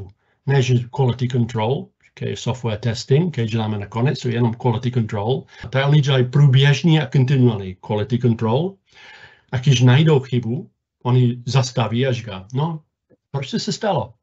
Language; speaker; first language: Czech; non-native, fluent; English